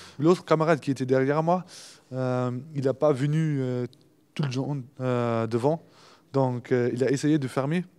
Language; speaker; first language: French; non-native, fluent; Turkish